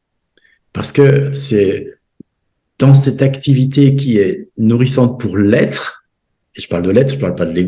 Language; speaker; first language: French; native; French